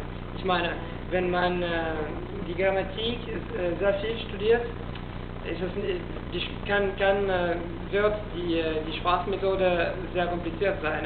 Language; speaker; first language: German; non-native, fluent; Italian